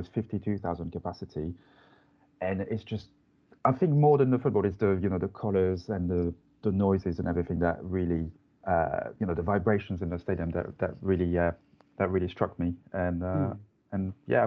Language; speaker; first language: English; non-native, fluent; French